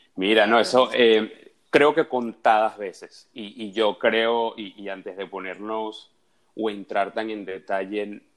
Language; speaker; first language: Spanish; native; Spanish